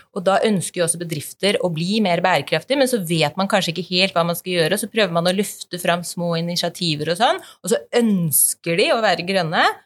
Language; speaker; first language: Norwegian; native; Norwegian